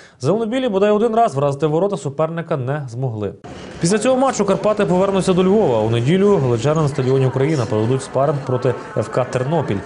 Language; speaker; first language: Ukrainian; native; Ukrainian